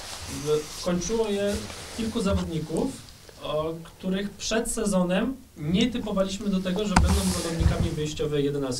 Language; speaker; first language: Polish; native; Polish